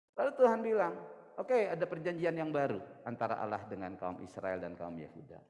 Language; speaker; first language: Indonesian; native; Indonesian